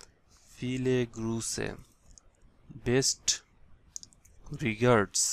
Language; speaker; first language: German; non-native, fluent; Bangla